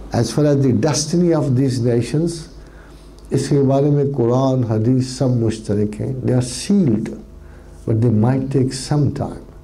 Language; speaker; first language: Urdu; non-native, local second language; Punjabi